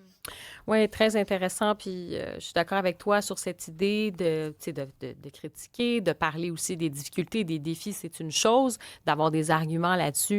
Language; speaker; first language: French; native; French